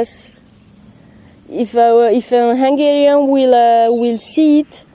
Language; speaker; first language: English; non-native, learner; Hungarian